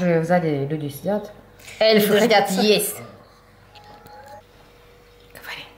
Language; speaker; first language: Russian; native; Russian